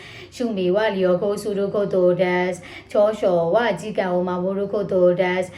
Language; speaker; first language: Japanese; non-native, learner; Burmese